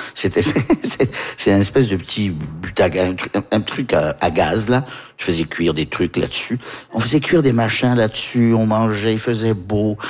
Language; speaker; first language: French; early bilingual, heritage; French